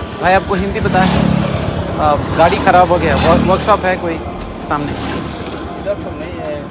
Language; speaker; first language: Hindi; non-native, local second language; Malayalam